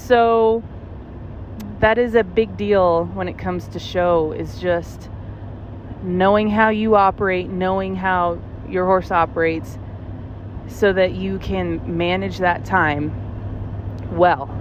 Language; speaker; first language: English; native; English